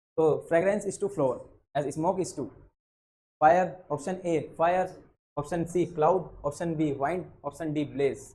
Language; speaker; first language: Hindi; native; Hindi